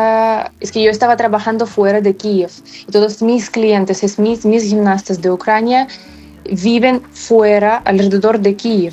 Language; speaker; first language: Spanish; non-native, fluent; Ukrainian